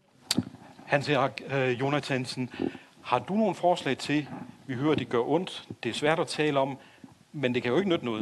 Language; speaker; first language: Danish; native; Danish